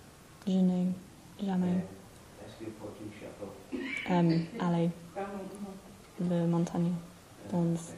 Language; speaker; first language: French; non-native, learner; English